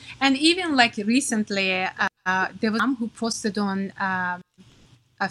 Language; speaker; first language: English; non-native, fluent; Turkish